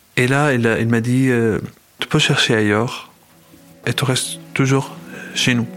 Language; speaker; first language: French; non-native, fluent; Arabic